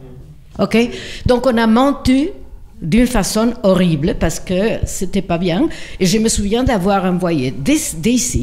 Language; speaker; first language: French; non-native, fluent; Spanish